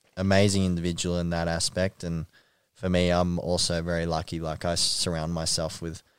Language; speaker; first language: English; native; English